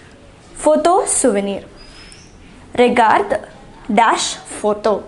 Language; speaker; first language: French; non-native, fluent; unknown